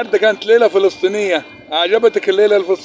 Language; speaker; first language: Arabic; native; Arabic